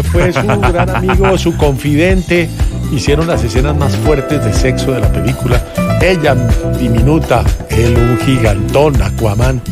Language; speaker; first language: Spanish; native; Spanish